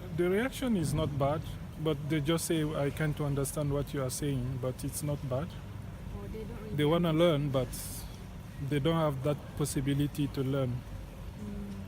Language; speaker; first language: English; non-native, fluent; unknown